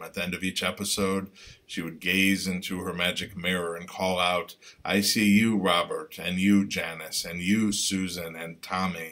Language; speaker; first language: English; native; English